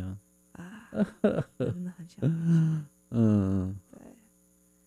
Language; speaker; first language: Chinese; non-native, learner; English